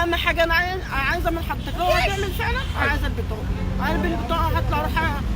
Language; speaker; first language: Arabic; native; Arabic